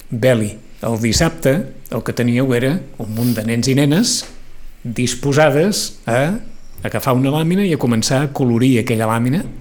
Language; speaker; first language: Catalan; native; Catalan